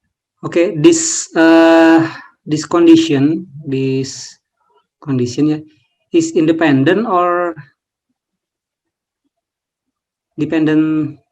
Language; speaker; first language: English; non-native, learner; Indonesian